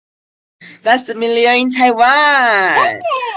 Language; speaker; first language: English; non-native, learner; Chinese